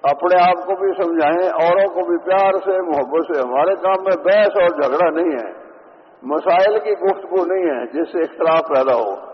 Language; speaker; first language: Urdu; native; Urdu